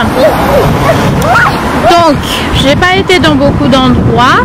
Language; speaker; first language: French; non-native, local second language; Malagasy